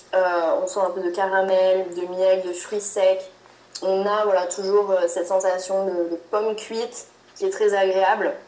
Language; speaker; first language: French; native; French